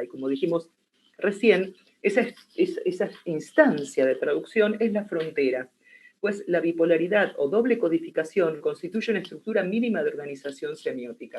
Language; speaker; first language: Spanish; native; Spanish